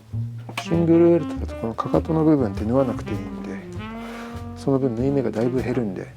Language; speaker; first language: Japanese; native; Japanese